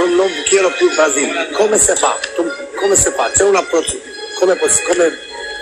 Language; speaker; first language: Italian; non-native, learner; Albanian